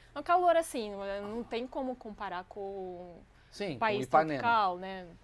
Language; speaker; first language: Portuguese; non-native, fluent; Ukrainian